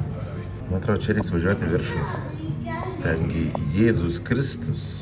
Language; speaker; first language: Lithuanian; native; Lithuanian